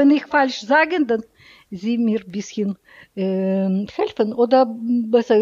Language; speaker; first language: German; non-native, learner; Russian